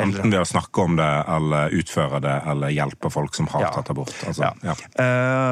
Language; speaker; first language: Norwegian; native; Norwegian